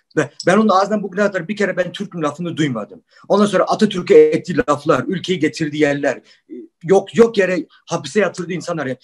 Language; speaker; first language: Turkish; early bilingual, heritage; Turkish